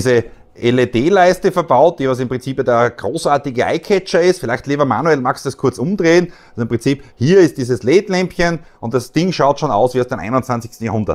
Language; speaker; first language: German; native; German